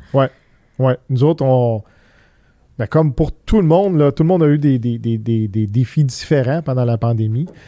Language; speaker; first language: French; early bilingual, other home language; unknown